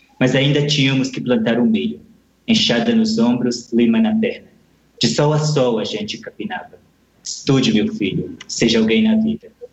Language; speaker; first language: Portuguese; native; Portuguese